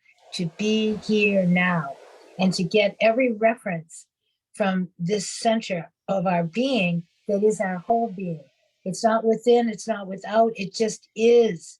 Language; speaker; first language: English; native; English